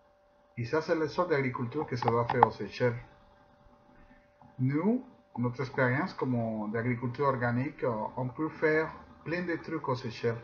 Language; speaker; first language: French; non-native, fluent; Spanish